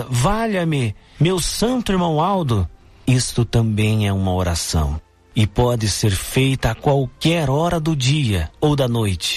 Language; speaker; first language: Portuguese; native; Portuguese